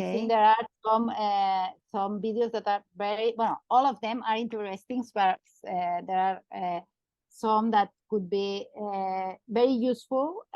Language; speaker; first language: English; non-native, learner; Catalan